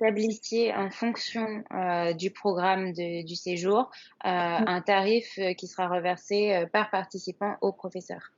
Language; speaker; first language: French; native; French